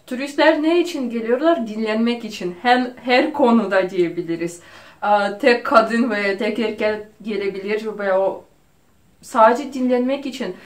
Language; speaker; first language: Turkish; non-native, fluent; Russian